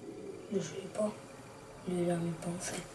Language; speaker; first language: French; early bilingual, other home language; Chechen